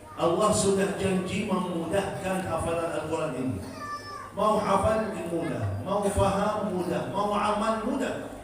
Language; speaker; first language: Malay; non-native, fluent; Arabic